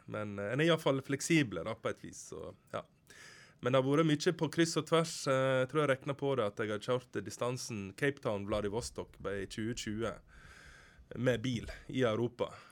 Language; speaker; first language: Norwegian; native; Norwegian